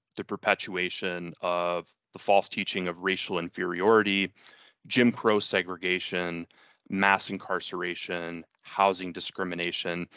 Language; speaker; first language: English; early bilingual, other home language; Spanish